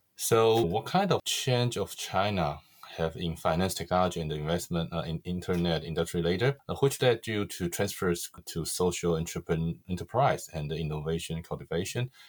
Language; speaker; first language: English; non-native, fluent; Chinese